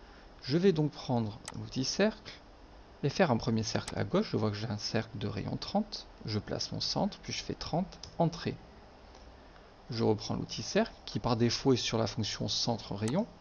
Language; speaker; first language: French; native; French